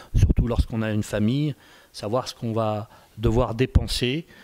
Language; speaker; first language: French; native; French